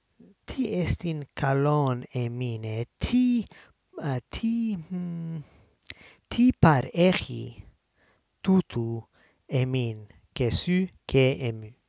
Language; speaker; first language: Greek; non-native, learner; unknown